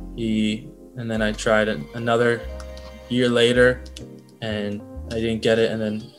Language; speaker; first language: English; native; English